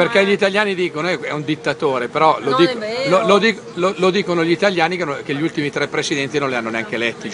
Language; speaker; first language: Italian; native; Italian